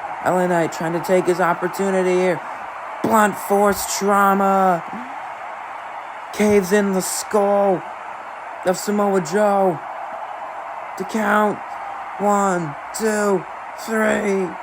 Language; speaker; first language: English; native; English